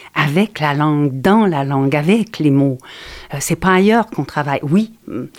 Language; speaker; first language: French; native; French